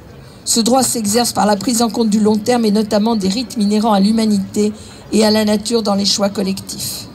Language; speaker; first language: French; native; French